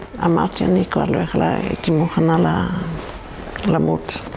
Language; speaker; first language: Hebrew; non-native, fluent; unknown